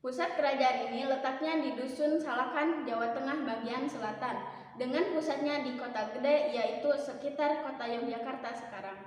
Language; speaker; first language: Indonesian; native; Indonesian